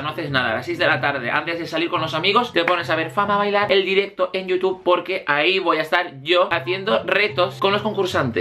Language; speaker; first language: Spanish; native; Spanish